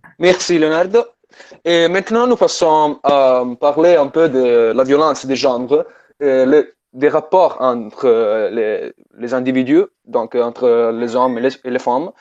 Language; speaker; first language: French; non-native, fluent; Italian